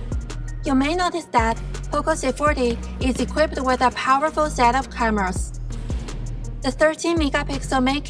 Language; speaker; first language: English; non-native, fluent; Chinese